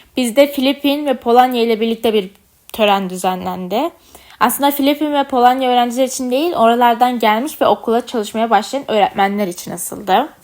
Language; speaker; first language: Turkish; native; Turkish